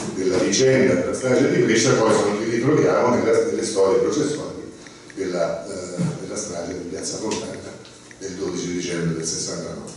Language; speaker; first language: Italian; native; Italian